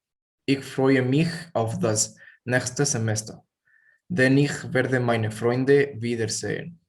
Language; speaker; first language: German; non-native, learner; Spanish